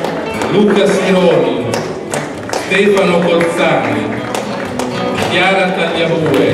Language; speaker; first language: Italian; native; Italian